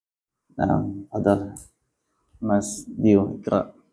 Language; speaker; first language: Indonesian; native; Indonesian